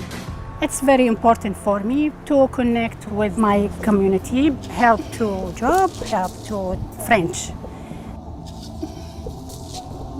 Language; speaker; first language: English; non-native, learner; Arabic